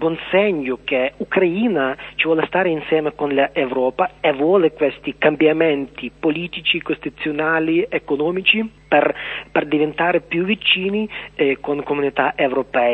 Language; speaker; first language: Italian; non-native, learner; Ukrainian